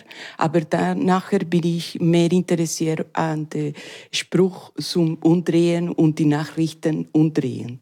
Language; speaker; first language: German; non-native, learner; Spanish